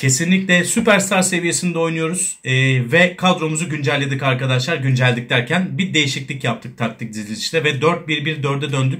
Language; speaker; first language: Turkish; native; Turkish